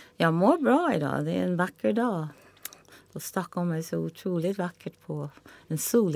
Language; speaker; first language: Swedish; non-native, fluent; English